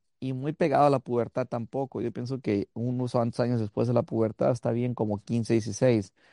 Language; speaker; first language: Spanish; early bilingual, heritage; Spanish